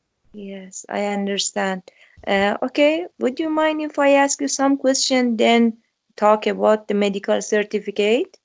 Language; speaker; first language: English; non-native, learner; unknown